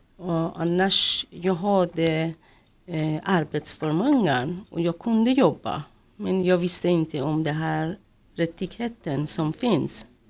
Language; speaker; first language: Swedish; non-native, fluent; Persian